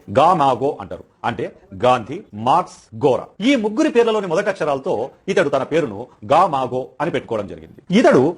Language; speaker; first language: Telugu; native; Telugu